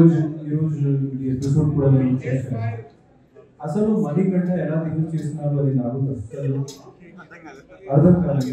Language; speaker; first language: Telugu; non-native, fluent; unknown